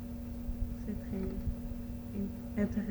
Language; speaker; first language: French; non-native, learner; Arabic